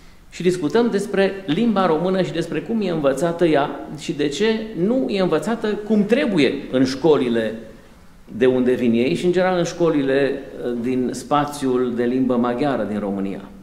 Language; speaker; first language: Romanian; native; Romanian